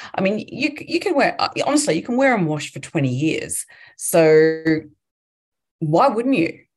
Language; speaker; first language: English; native; English